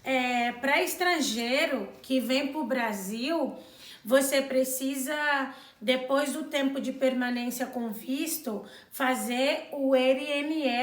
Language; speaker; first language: Portuguese; non-native, local second language; Kabuverdianu